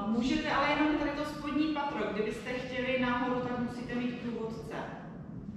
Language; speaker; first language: Czech; native; Czech